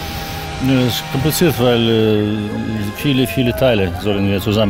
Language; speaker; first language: German; non-native, learner; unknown